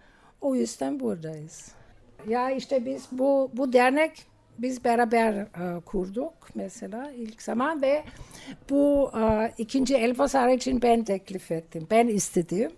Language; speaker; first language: Turkish; non-native, fluent; German